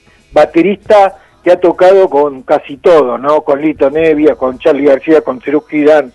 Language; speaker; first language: Spanish; native; Spanish